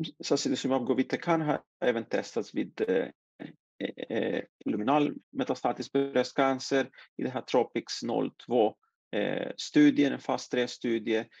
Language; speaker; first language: Swedish; non-native, fluent; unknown